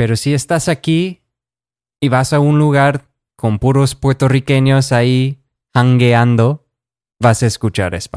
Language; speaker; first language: Spanish; non-native, fluent; English